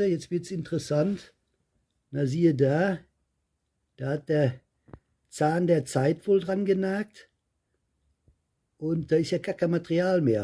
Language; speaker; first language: German; native; German